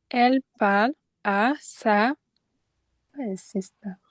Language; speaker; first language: French; non-native, learner; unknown